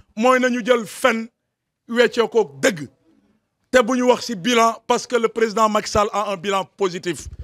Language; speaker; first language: French; non-native, local second language; Wolof